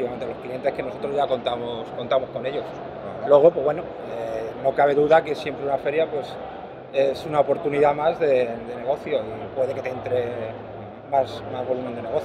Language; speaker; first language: Spanish; native; Spanish